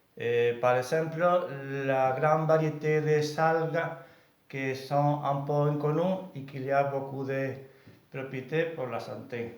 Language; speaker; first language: French; non-native, learner; Spanish